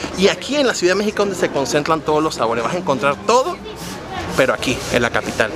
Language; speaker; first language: Spanish; native; Spanish